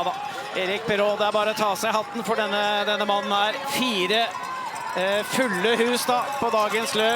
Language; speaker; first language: Norwegian; native; Norwegian